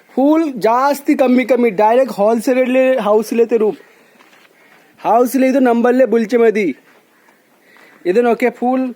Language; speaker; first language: Malayalam; non-native, learner; Bangla